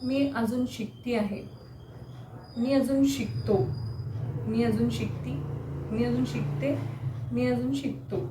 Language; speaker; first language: Marathi; non-native, local second language; Kannada